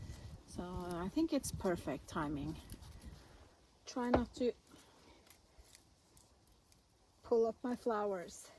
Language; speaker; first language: English; non-native, fluent; Norwegian